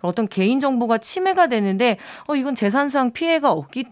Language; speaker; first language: Korean; native; Korean